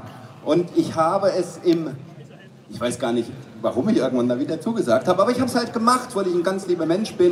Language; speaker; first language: German; native; German